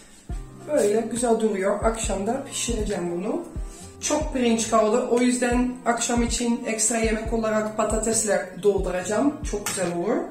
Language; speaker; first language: Turkish; non-native, fluent; Dutch